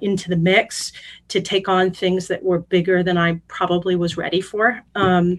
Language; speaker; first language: English; native; English